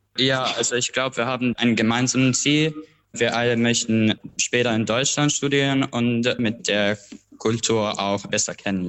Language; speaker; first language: German; non-native, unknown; Albanian